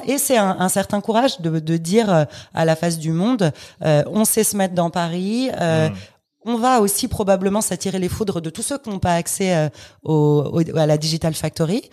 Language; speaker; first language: French; native; French